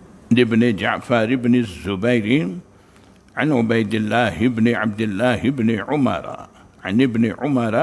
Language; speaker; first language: Arabic; non-native, fluent; Malay